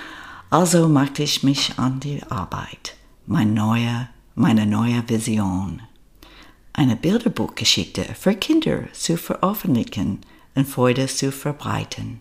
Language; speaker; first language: German; non-native, fluent; English